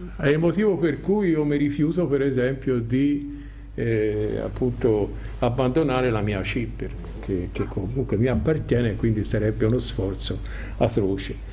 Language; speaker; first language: Italian; native; Italian